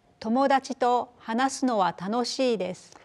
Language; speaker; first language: Japanese; non-native, fluent; Chinese